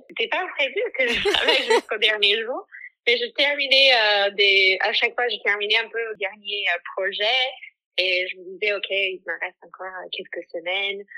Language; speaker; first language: French; non-native, fluent; English